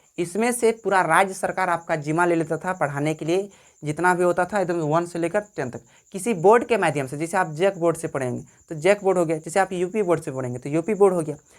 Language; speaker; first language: Hindi; native; Hindi